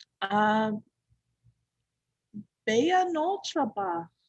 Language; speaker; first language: Spanish; non-native, learner; English